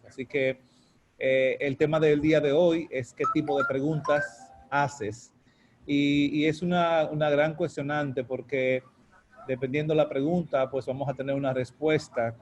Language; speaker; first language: Spanish; native; Spanish